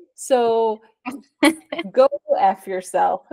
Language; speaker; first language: English; native; English